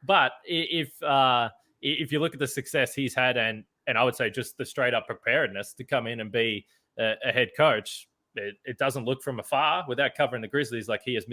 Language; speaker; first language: English; native; English